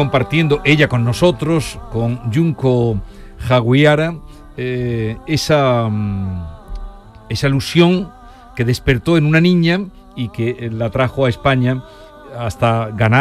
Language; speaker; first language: Spanish; native; Spanish